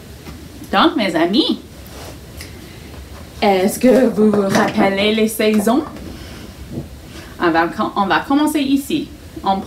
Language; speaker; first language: French; non-native, fluent; English